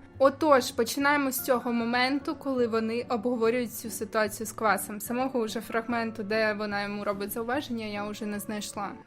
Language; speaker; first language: Ukrainian; native; Ukrainian